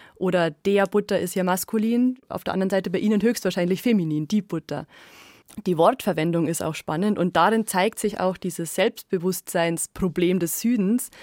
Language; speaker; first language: German; native; German